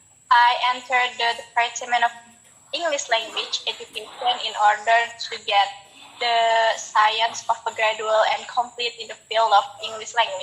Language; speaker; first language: English; non-native, learner; Indonesian